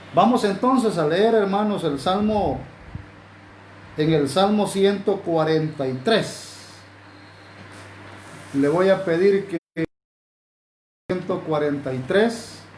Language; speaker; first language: Spanish; native; Spanish